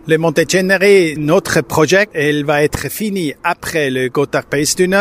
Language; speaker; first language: French; non-native, local second language; German